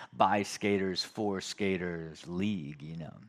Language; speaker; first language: English; native; English